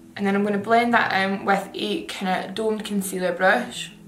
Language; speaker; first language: English; native; English